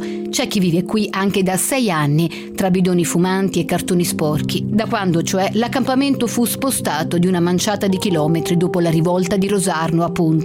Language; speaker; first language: Italian; native; Italian